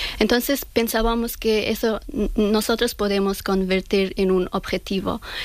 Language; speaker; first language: Spanish; non-native, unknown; Persian